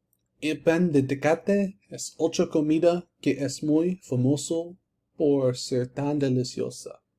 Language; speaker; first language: Spanish; non-native, learner; English